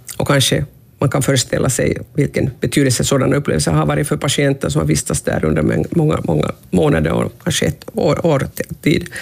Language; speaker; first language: Swedish; non-native, local second language; Finnish